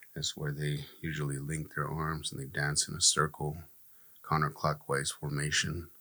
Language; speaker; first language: English; native; English